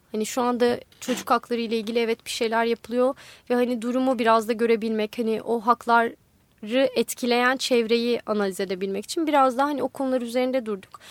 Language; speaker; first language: Turkish; native; Turkish